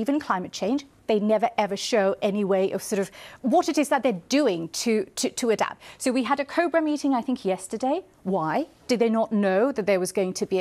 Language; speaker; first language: English; non-native, local second language; Bangla